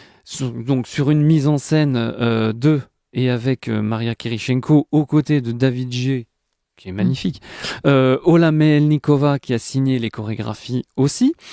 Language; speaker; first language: French; native; French